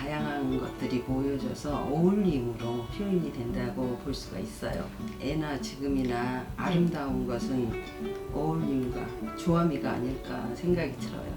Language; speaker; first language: Korean; native; Korean